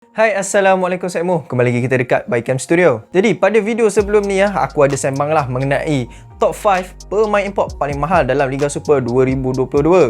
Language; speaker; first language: Malay; native; Malay